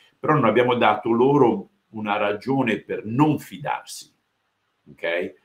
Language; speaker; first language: Italian; early bilingual, heritage; Italian